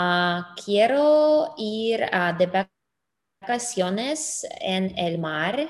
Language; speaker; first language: Spanish; non-native, learner; English